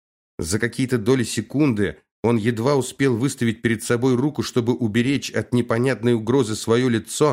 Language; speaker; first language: Russian; native; Russian